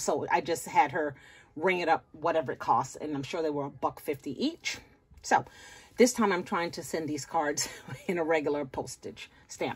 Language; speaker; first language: English; native; English